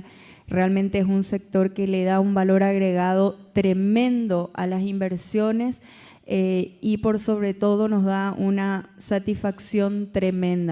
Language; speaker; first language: Spanish; native; Spanish